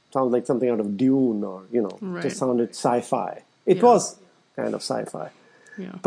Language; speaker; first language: English; non-native, local second language; Urdu